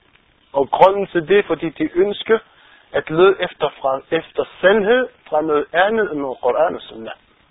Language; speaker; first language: Danish; non-native, fluent; Arabic